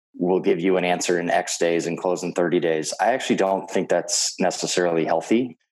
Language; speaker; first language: English; native; English